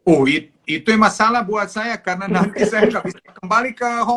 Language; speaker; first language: Indonesian; non-native, fluent; Serbian